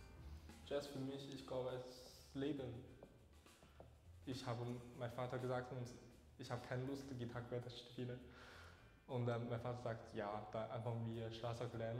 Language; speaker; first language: German; non-native, learner; Chinese